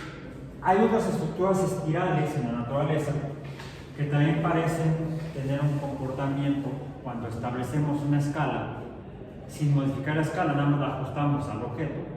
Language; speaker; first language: Spanish; native; Spanish